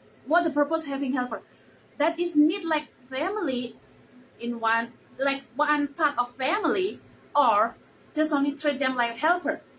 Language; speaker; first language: English; non-native, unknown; Javanese